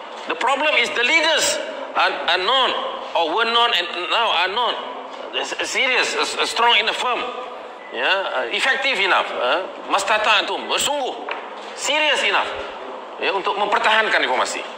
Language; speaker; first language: English; non-native, local second language; Malay